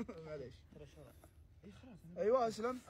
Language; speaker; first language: Arabic; native; Arabic